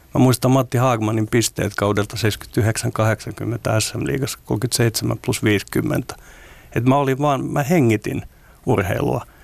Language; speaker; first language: Finnish; non-native, local second language; Swedish